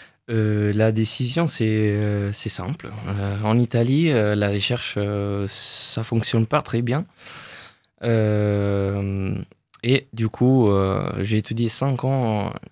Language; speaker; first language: French; non-native, fluent; Italian